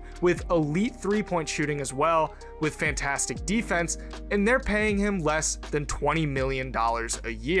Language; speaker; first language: English; native; English